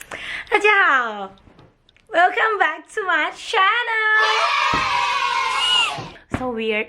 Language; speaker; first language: English; non-native, fluent; Thai